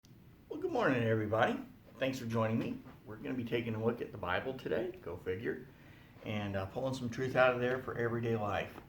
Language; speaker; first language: English; native; English